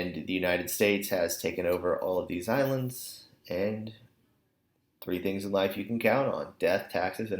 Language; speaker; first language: English; native; English